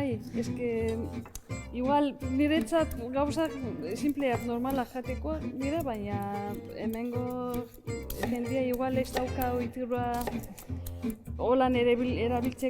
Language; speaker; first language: Basque; non-native, learner; Turkish